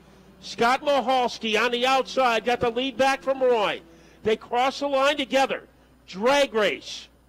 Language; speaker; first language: English; native; English